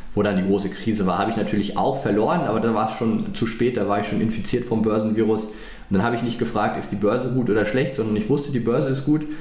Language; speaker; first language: German; native; German